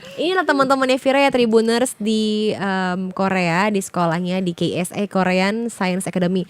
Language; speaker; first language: Indonesian; native; Indonesian